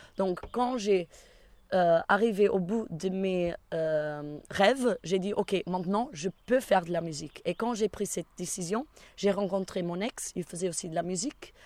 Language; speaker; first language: French; non-native, fluent; Portuguese